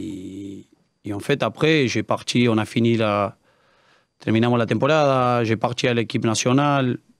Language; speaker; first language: French; non-native, learner; Spanish